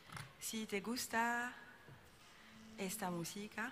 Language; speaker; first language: Spanish; non-native, learner; French